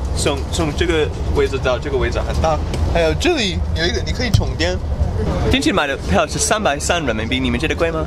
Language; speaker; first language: Chinese; non-native, learner; English